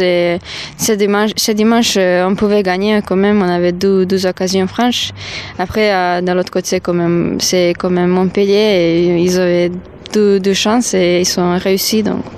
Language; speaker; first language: French; non-native, learner; Serbian